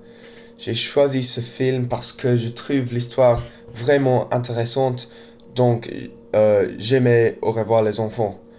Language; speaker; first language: French; non-native, learner; English